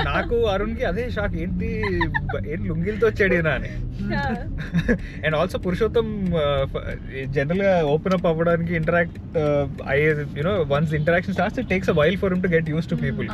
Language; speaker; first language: Telugu; native; Telugu